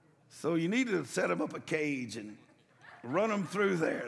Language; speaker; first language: English; native; English